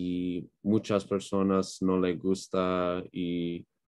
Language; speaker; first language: Spanish; non-native, learner; English